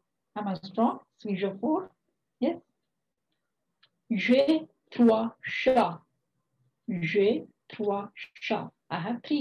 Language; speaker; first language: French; non-native, fluent; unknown